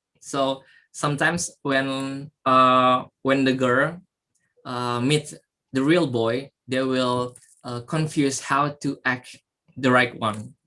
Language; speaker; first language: English; non-native, learner; Indonesian